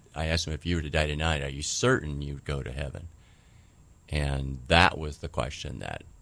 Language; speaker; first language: English; native; English